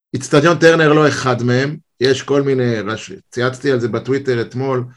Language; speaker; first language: Hebrew; early bilingual, other home language; Russian